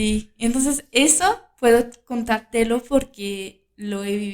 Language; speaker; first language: Spanish; non-native, fluent; French